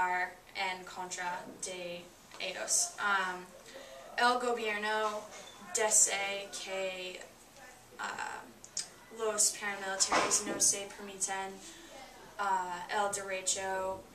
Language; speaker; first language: Spanish; non-native, learner; English